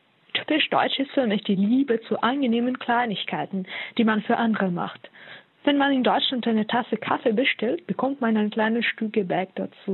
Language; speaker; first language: German; non-native, fluent; Russian